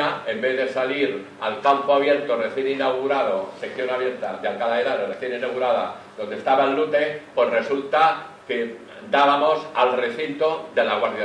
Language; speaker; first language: Spanish; native; Spanish